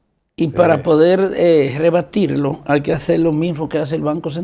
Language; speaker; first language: Spanish; native; Spanish